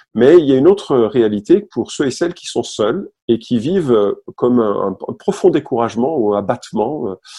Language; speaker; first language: French; native; French